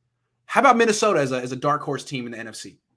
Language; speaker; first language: English; native; English